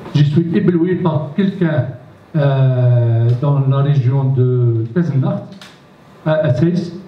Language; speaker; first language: French; non-native, local second language; Berber languages